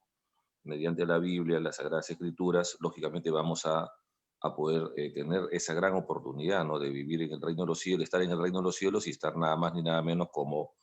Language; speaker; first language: Spanish; native; Spanish